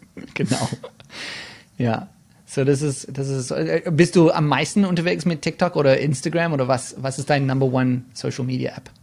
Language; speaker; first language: German; non-native, fluent; English